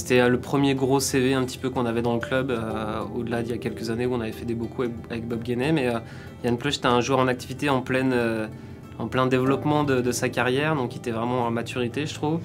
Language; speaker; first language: French; native; French